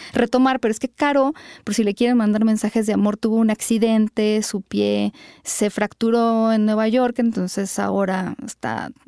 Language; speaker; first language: Spanish; native; Spanish